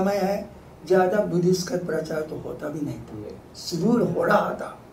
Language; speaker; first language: Hindi; non-native, fluent; Japanese